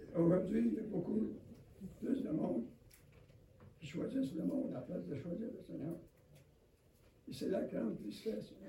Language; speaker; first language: French; non-native, local second language; English